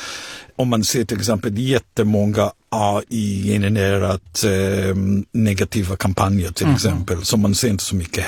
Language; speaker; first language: Swedish; non-native, fluent; Hebrew